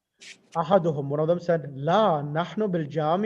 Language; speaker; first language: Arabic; non-native, fluent; English